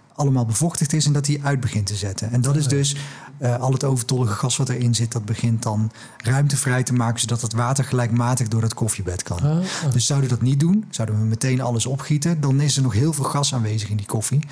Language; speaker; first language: Dutch; native; Dutch